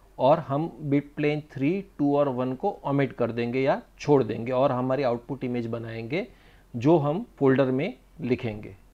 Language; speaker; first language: Hindi; non-native, local second language; Gujarati